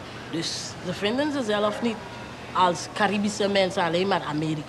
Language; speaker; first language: Dutch; non-native, local second language; English